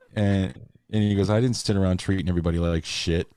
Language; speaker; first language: English; native; English